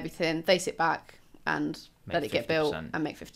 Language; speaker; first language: English; native; English